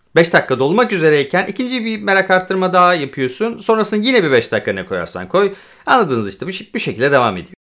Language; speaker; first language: Turkish; native; Turkish